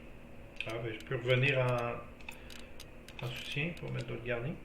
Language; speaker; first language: French; native; French